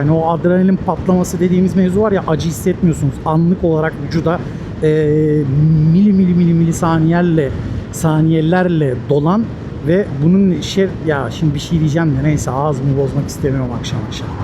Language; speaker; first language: Turkish; native; Turkish